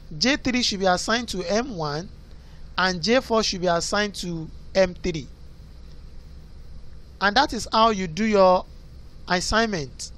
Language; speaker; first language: English; non-native, local second language; Yoruba